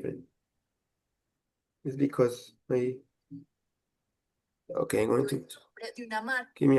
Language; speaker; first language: English; non-native, fluent; Spanish